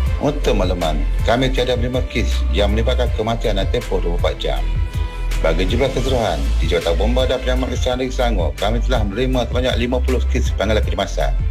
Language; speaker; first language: Malay; native; Malay